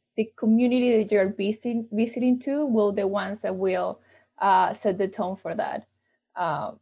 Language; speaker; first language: English; non-native, fluent; Spanish